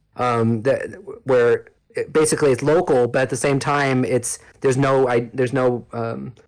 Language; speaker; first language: English; native; English